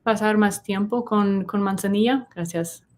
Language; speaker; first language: Spanish; non-native, learner; English